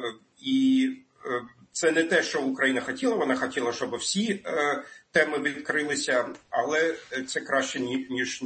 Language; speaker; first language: Ukrainian; non-native, fluent; German